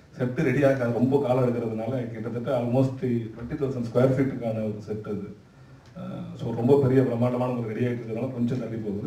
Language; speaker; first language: Tamil; native; Tamil